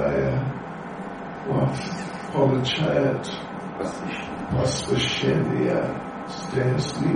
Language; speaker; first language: Russian; non-native, learner; English